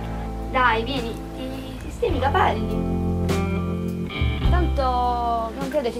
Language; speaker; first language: Italian; native; Italian